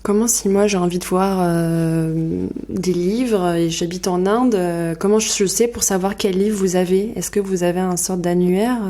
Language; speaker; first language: French; native; French